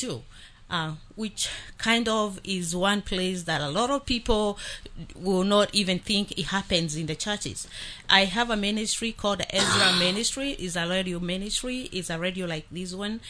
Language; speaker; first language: English; non-native, local second language; Kikuyu